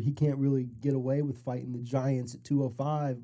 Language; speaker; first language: English; native; English